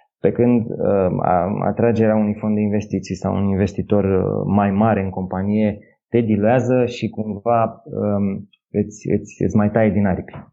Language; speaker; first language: Romanian; native; Romanian